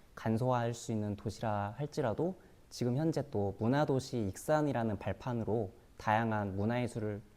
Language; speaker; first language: Korean; native; Korean